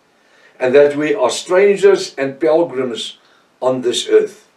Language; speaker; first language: English; non-native, local second language; Afrikaans